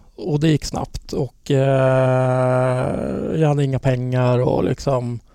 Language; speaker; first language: Swedish; native; Swedish